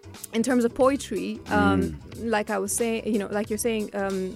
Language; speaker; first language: English; non-native, fluent; Urdu